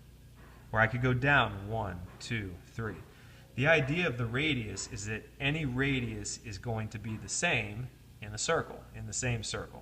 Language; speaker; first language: English; native; English